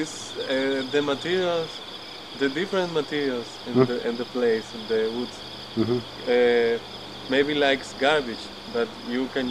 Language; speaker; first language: English; non-native, learner; Spanish